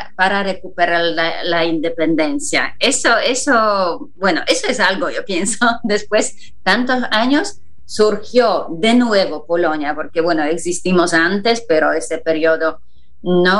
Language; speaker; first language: Spanish; non-native, fluent; Polish